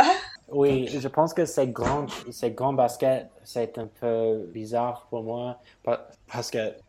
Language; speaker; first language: French; non-native, fluent; English